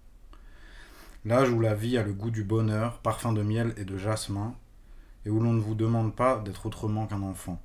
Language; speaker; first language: French; native; French